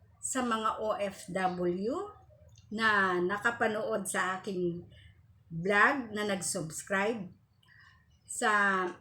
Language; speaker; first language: Filipino; non-native, local second language; Cebuano